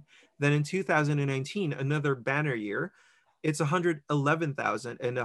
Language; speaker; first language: English; non-native, local second language; Filipino